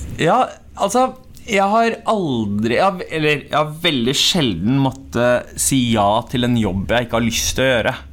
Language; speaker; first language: Norwegian; early bilingual, other home language; Punjabi